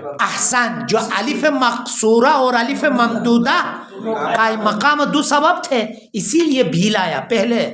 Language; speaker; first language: Urdu; non-native, local second language; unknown